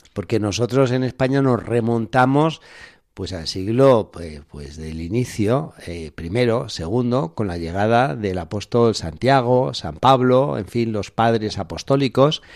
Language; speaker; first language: Spanish; native; Spanish